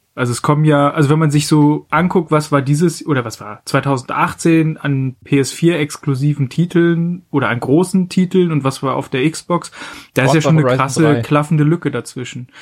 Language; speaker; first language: German; native; German